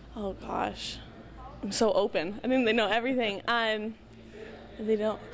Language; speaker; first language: English; native; English